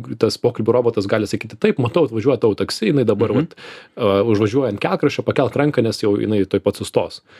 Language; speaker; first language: Lithuanian; native; Lithuanian